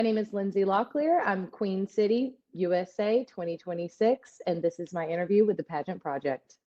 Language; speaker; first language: English; native; English